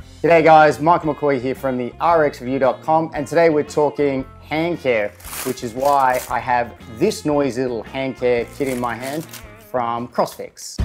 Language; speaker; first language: English; native; English